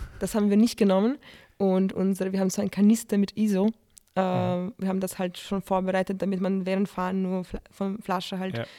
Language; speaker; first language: German; non-native, fluent; Polish